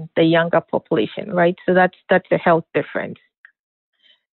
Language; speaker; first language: English; non-native, local second language; Akan